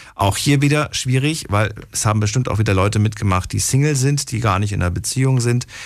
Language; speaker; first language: German; non-native, fluent; Slovak